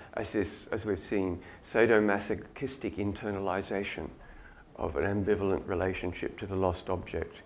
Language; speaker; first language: English; native; English